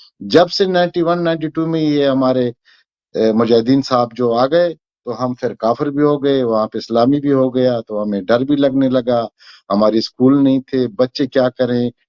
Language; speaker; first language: Hindi; non-native, fluent; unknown